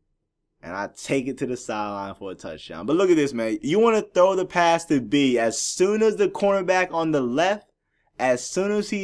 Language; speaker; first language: English; native; English